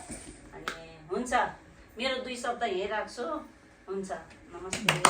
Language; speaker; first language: Nepali; non-native, local second language; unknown